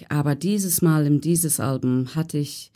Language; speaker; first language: German; non-native, learner; English